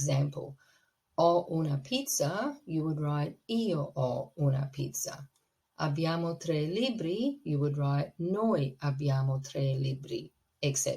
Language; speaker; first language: Italian; non-native, fluent; English